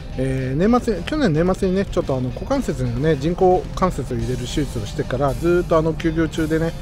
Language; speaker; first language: Japanese; native; Japanese